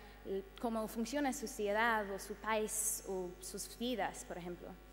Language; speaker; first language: Spanish; non-native, fluent; English